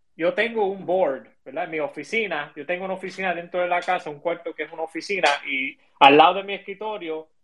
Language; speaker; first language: Spanish; early bilingual, heritage; Spanish